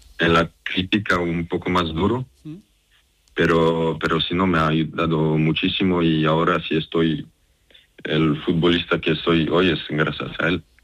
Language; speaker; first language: Spanish; non-native, fluent; Serbian